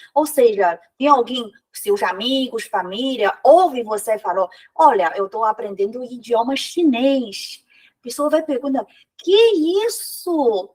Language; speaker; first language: Portuguese; non-native, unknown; Chinese